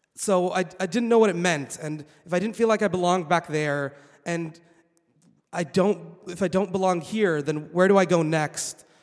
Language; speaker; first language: English; non-native, fluent; Arabic